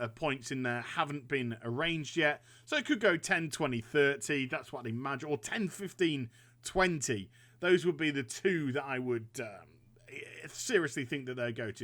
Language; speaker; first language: English; native; English